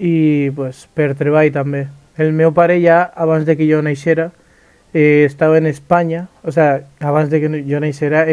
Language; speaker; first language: Catalan; early bilingual, other home language; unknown